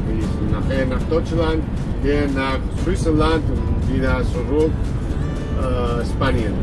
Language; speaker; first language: German; non-native, learner; Spanish